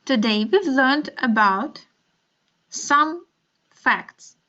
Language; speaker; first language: English; non-native, fluent; Russian